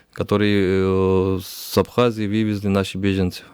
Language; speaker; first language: Russian; non-native, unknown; Georgian